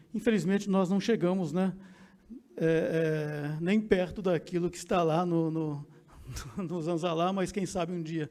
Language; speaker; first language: Portuguese; native; Portuguese